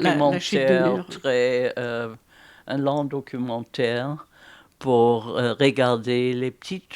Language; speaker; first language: French; non-native, fluent; German